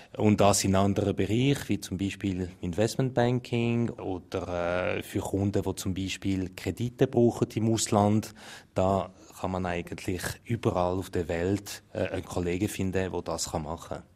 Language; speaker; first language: German; non-native, local second language; French